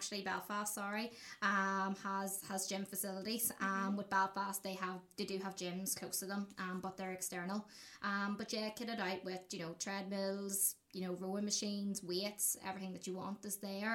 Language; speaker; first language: English; native; English